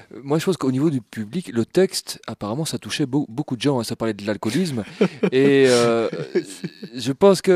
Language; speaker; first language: French; native; French